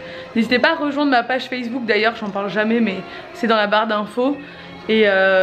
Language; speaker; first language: French; native; French